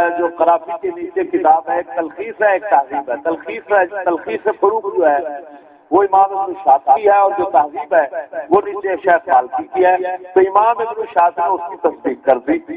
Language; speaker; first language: Urdu; non-native, local second language; Punjabi